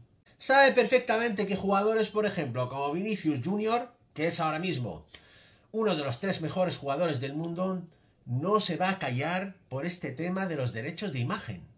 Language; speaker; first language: Spanish; native; Spanish